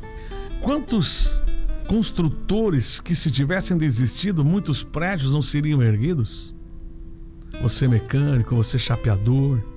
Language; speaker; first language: Portuguese; native; Portuguese